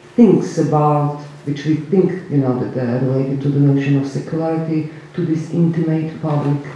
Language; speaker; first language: English; non-native, fluent; Croatian